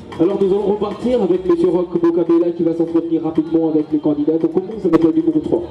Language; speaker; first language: French; non-native, local second language; Lingala